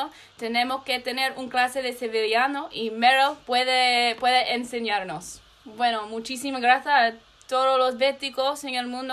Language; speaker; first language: Spanish; non-native, learner; English